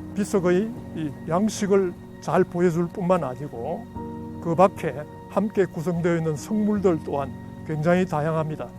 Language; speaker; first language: Korean; native; Korean